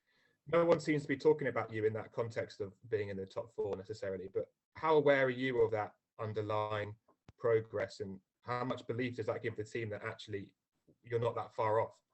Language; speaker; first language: English; native; English